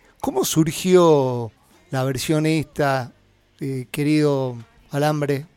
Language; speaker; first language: Spanish; native; Spanish